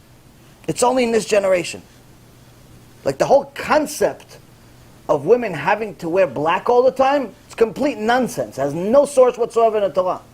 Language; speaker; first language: English; non-native, fluent; Hebrew